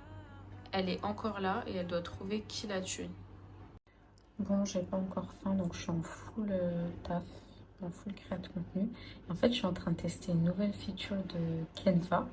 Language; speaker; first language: French; native; French